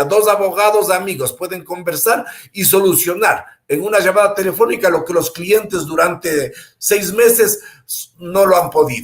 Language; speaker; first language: Spanish; native; Spanish